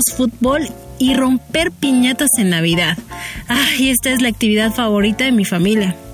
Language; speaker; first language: Spanish; native; Spanish